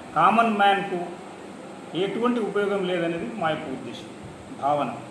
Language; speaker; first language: Telugu; non-native, local second language; Lambadi